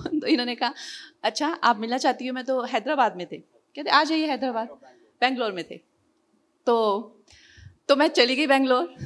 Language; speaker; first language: Hindi; native; Hindi